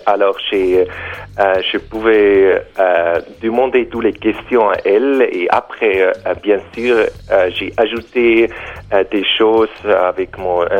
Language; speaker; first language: French; non-native, learner; German